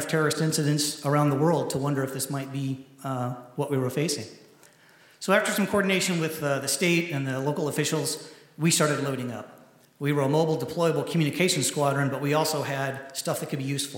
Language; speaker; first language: English; native; English